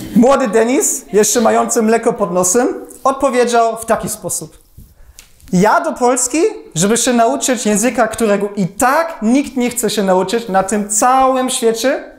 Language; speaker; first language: Polish; non-native, fluent; German